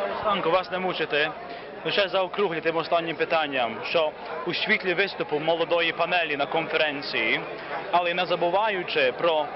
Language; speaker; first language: Ukrainian; early bilingual, heritage; Ukrainian